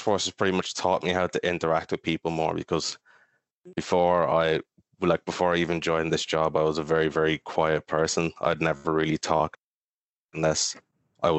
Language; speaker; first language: English; native; English